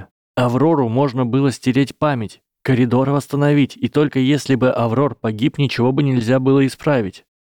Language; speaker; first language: Russian; native; Russian